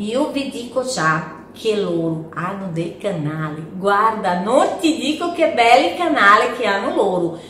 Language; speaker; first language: Italian; non-native, fluent; Portuguese